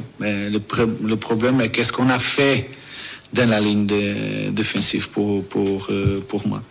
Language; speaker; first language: French; non-native, learner; Portuguese